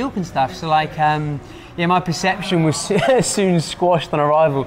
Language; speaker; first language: English; native; English